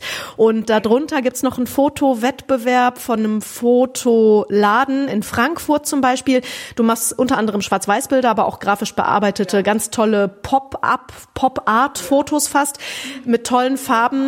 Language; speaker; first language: German; native; German